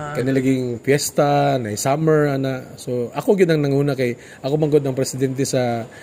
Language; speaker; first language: Cebuano; native; Cebuano